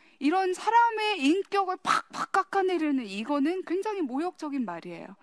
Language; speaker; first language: Korean; early bilingual, heritage; Korean